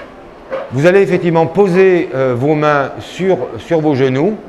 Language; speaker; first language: French; native; French